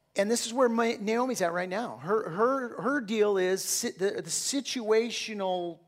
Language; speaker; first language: English; native; English